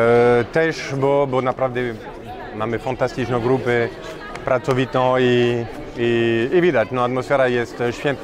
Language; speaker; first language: Polish; non-native, fluent; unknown